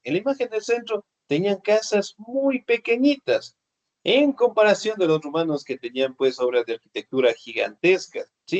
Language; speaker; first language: Spanish; native; Spanish